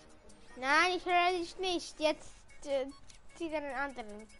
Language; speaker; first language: German; early bilingual, other home language; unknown